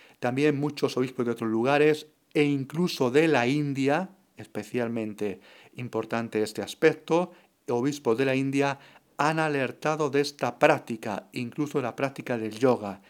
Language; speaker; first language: Spanish; native; Spanish